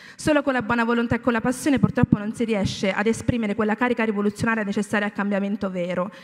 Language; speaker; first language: Italian; native; Italian